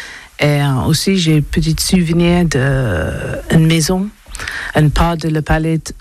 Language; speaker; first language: French; non-native, learner; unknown